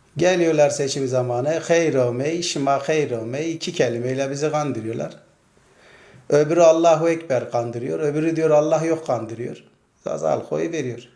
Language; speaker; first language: Turkish; non-native, local second language; Zaza